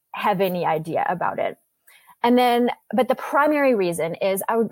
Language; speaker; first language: English; native; English